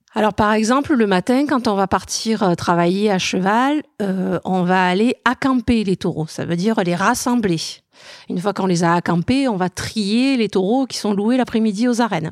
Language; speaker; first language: French; native; French